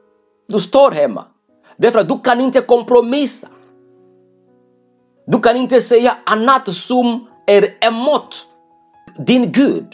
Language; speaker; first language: Swedish; non-native, fluent; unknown